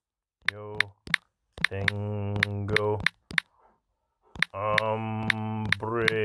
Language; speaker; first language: Spanish; non-native, learner; English